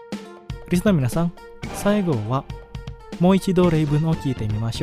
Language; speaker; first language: Japanese; non-native, fluent; Indonesian